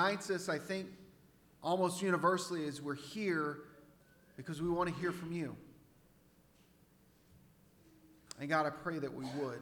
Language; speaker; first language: English; native; English